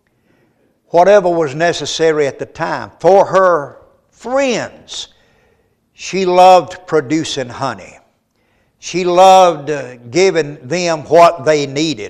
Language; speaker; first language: English; native; English